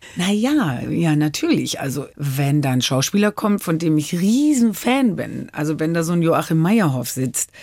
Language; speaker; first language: German; native; German